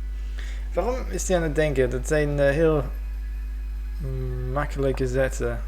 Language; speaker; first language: Dutch; non-native, fluent; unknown